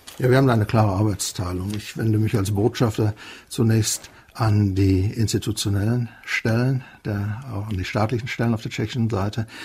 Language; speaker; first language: German; native; German